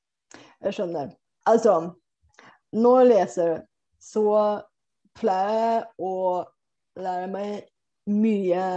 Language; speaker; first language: Norwegian; non-native, fluent; Bulgarian